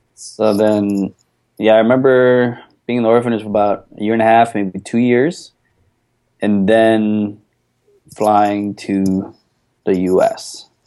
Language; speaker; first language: English; early bilingual, other home language; Korean